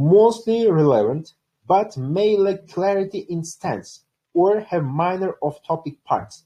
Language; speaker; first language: English; non-native, fluent; Uzbek